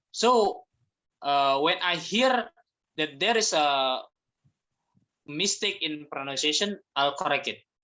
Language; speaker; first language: English; non-native, fluent; Indonesian